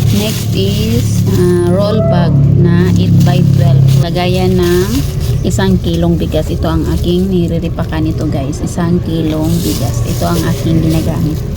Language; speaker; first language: Filipino; non-native, local second language; Cebuano